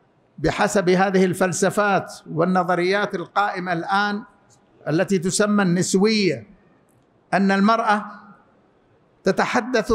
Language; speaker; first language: Arabic; native; Arabic